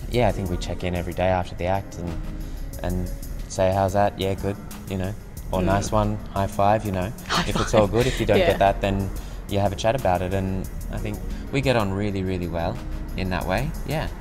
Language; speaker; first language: English; native; English